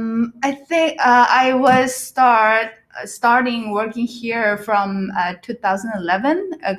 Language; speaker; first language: English; non-native, learner; Korean